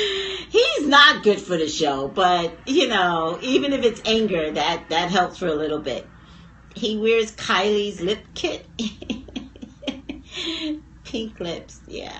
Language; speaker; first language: English; native; English